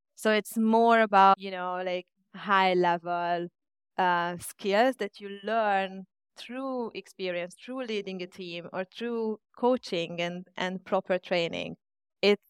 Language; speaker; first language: English; non-native, fluent; Hungarian